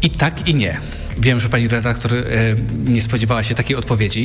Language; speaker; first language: Polish; native; Polish